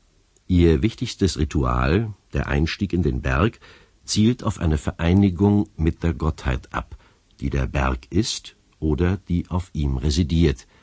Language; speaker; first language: German; native; German